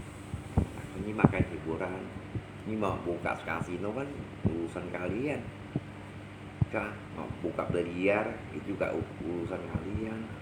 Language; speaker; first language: Indonesian; non-native, local second language; Hakka Chinese